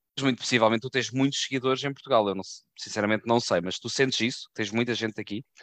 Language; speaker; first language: Portuguese; native; Portuguese